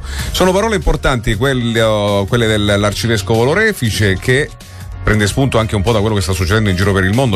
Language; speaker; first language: Italian; native; Italian